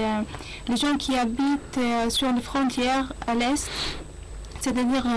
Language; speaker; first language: French; non-native, learner; Arabic